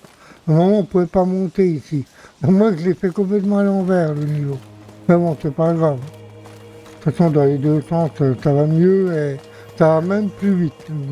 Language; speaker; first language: French; native; French